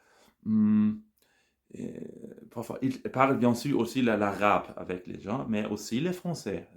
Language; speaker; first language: French; non-native, learner; German